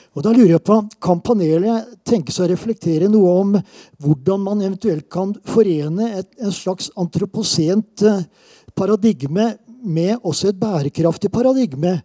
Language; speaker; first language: Norwegian; native; Norwegian